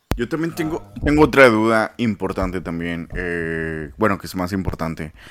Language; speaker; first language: Spanish; native; Spanish